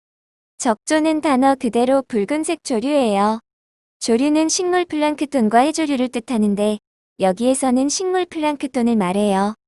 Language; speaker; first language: Korean; native; Korean